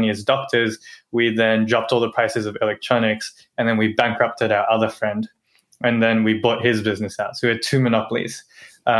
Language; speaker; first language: English; native; English